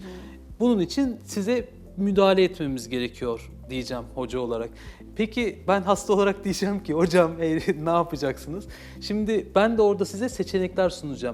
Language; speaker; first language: Turkish; native; Turkish